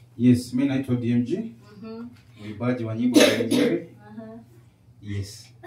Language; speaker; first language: Swahili; non-native, local second language; Kikuyu